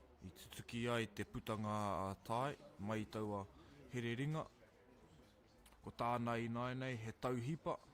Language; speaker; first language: Māori; non-native, local second language; English